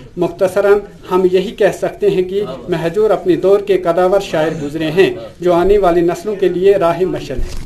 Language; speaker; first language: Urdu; non-native, local second language; Kashmiri